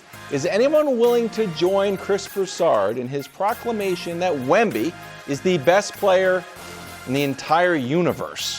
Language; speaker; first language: English; native; English